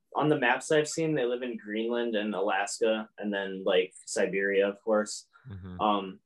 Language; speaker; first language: English; native; English